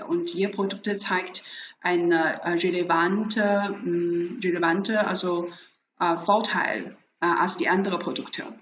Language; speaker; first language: German; non-native, fluent; Chinese